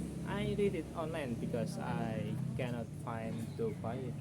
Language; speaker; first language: English; non-native, learner; Indonesian